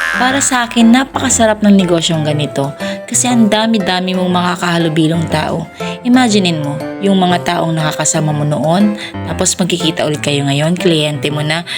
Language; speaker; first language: Filipino; non-native, local second language; Bikol